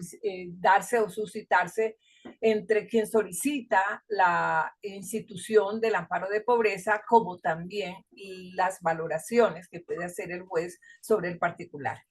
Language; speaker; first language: Spanish; native; Spanish